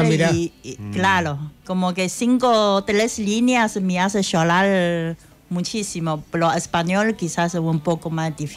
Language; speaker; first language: Spanish; non-native, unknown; Chinese